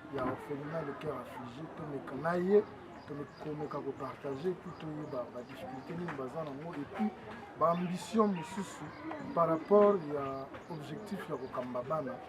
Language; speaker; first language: Lingala; native; Lingala